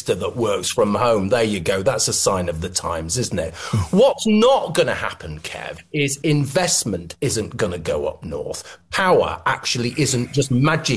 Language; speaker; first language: English; native; English